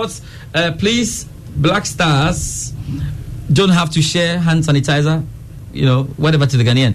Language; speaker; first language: English; non-native, local second language; Akan